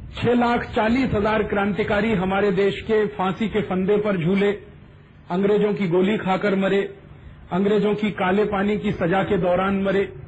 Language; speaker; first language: Hindi; native; Hindi